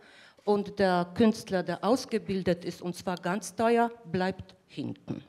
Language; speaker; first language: German; non-native, fluent; Polish